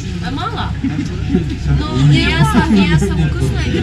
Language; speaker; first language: Russian; non-native, learner; Turkish